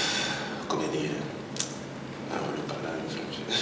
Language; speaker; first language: Italian; non-native, fluent; French